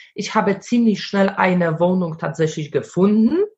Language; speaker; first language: German; non-native, fluent; Polish